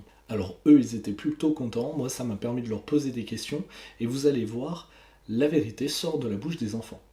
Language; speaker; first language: French; native; French